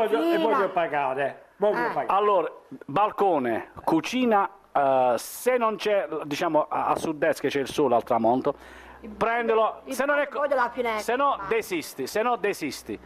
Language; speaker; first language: Italian; native; Italian